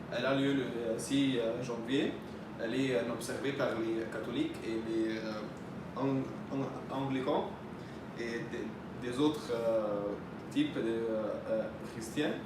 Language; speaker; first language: French; non-native, learner; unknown